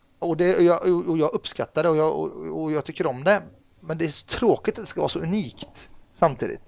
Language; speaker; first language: Swedish; early bilingual, other home language; Arabic